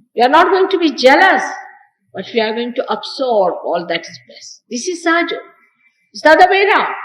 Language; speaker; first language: English; non-native, local second language; Marathi